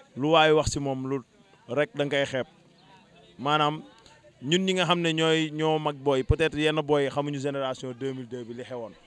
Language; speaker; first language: Wolof; native; Wolof